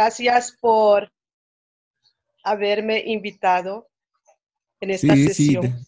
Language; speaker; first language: Spanish; non-native, fluent; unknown